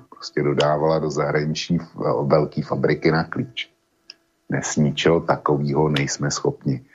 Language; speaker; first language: Czech; native; Czech